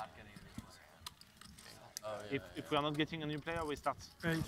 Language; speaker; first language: English; non-native, fluent; French